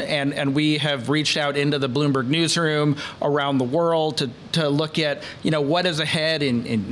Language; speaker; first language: English; native; English